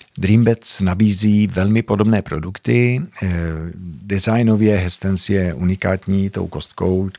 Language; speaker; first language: Czech; early bilingual, heritage; Czech